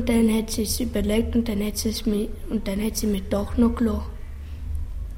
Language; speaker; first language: German; early bilingual, other home language; Italian